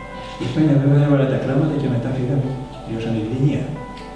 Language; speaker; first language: Greek; native; Greek